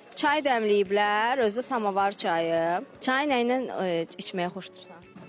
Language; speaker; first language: Azerbaijani; native; Azerbaijani